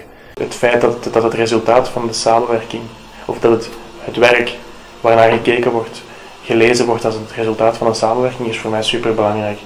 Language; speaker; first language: Dutch; native; Dutch